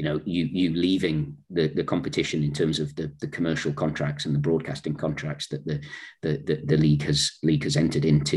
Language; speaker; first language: English; native; English